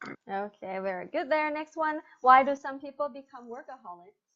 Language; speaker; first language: English; non-native, fluent; Thai